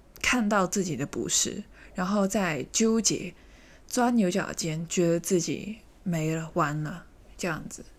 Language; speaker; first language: Chinese; native; Chinese